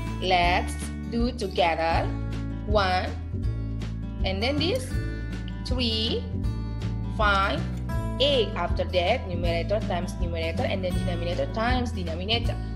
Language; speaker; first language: English; non-native, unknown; Indonesian